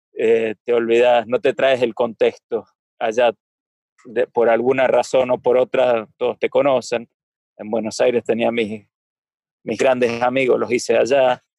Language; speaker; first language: Spanish; native; Spanish